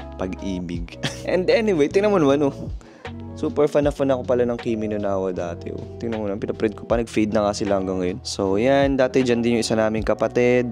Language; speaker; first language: Filipino; native; Filipino